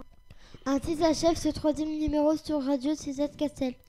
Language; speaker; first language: French; native; French